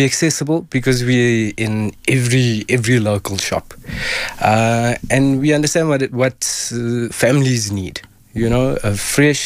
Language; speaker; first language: English; native; English